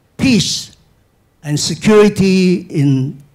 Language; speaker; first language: English; non-native, fluent; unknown